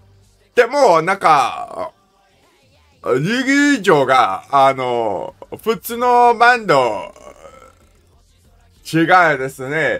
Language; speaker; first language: Japanese; non-native, learner; English